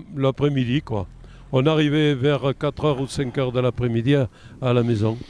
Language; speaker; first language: French; native; French